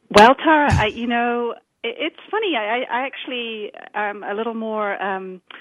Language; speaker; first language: English; native; English